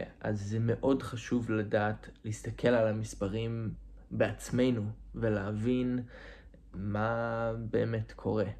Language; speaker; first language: Hebrew; non-native, fluent; English